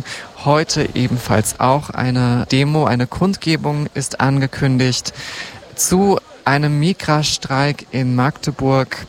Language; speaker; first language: German; native; German